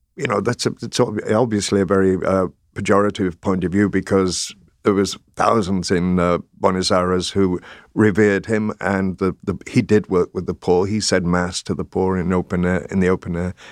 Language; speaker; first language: English; native; English